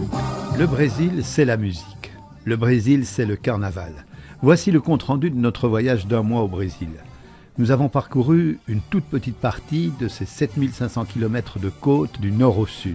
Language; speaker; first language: French; native; French